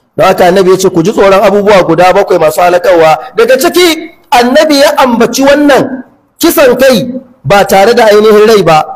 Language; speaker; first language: Hausa; native; Hausa